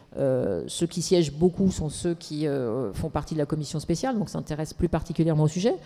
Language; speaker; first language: French; native; French